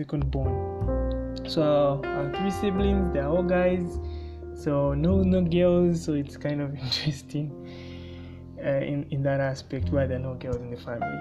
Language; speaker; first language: English; non-native, local second language; Bemba